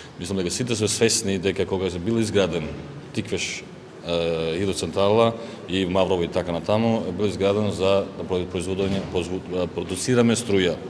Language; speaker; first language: Macedonian; native; Macedonian